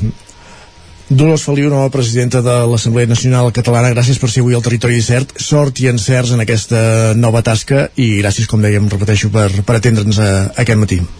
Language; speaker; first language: Catalan; native; Catalan